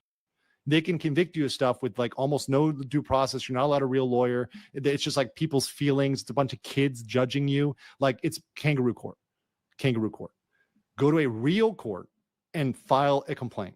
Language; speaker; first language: English; native; English